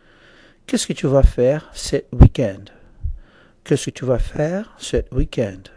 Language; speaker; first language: French; non-native, fluent; English